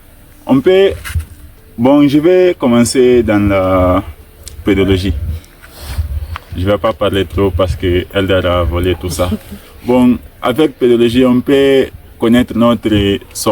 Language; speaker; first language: French; non-native, learner; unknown